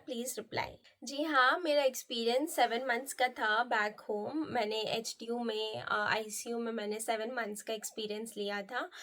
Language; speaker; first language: Hindi; non-native, local second language; Nepali